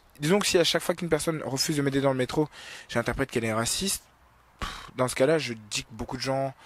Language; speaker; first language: French; early bilingual, other home language; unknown